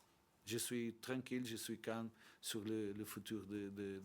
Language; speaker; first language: French; non-native, learner; Portuguese